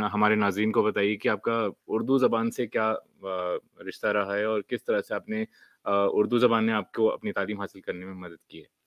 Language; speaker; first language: Urdu; native; Urdu